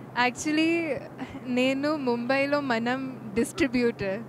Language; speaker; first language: Telugu; non-native, fluent; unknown